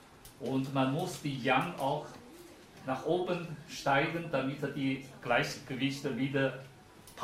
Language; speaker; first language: German; non-native, fluent; Chinese